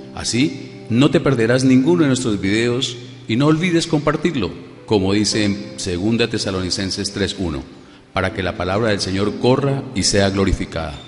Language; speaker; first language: Spanish; native; Spanish